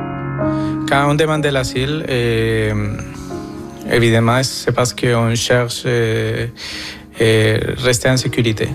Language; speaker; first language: French; non-native, fluent; Spanish